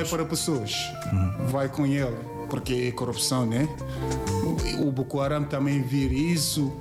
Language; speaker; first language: Portuguese; non-native, learner; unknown